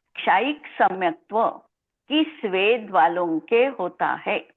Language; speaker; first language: Hindi; non-native, local second language; Marathi